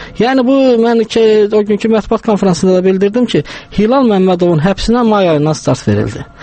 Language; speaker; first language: Azerbaijani; non-native, local second language; Talysh